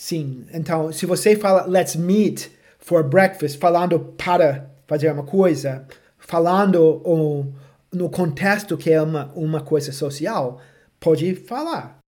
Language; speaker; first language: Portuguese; non-native, fluent; English